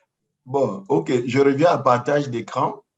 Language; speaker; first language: French; non-native, local second language; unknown